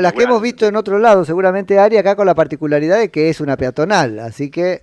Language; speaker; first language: Spanish; native; Spanish